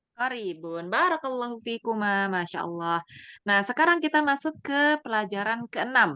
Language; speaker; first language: Indonesian; native; Indonesian